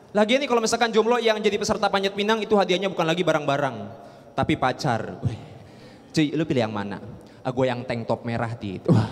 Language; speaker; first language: Indonesian; native; Indonesian